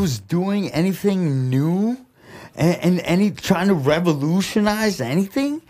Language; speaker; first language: English; early bilingual, other home language; Russian